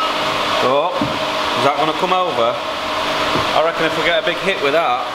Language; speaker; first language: English; native; English